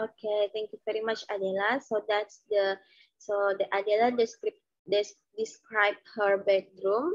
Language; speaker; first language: English; non-native, learner; Indonesian